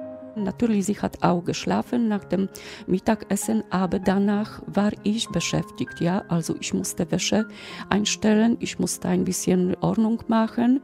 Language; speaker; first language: German; non-native, fluent; Polish